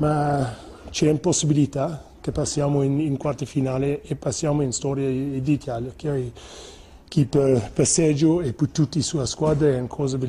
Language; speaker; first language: Italian; non-native, fluent; English